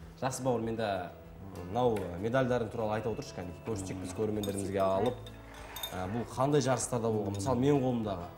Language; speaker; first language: Kazakh; native; Kazakh